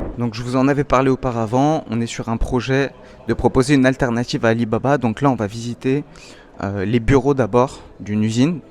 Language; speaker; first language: French; native; French